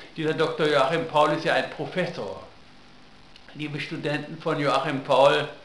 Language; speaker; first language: German; native; German